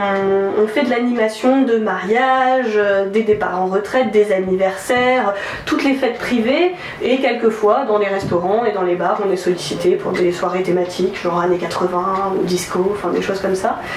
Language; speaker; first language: French; native; French